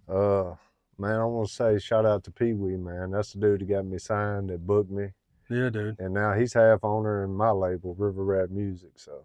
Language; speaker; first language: English; native; English